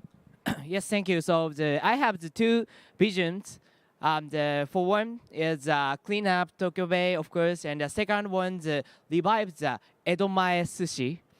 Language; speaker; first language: English; non-native, learner; Japanese